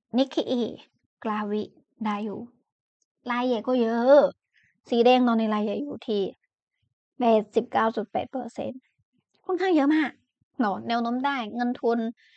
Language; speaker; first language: Thai; non-native, fluent; Chinese